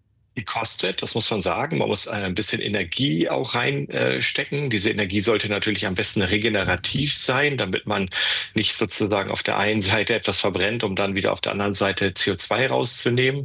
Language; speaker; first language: German; native; German